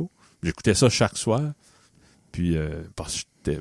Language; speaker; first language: French; native; French